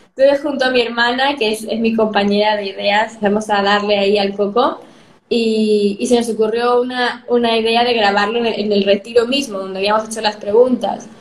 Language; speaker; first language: Spanish; native; Spanish